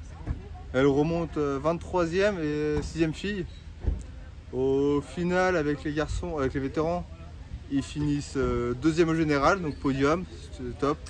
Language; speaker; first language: French; native; French